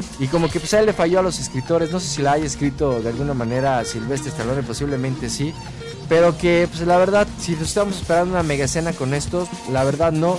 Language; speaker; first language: Spanish; native; Spanish